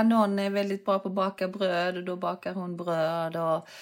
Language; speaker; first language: Swedish; early bilingual, other home language; Korean